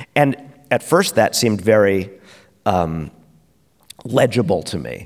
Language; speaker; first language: English; native; English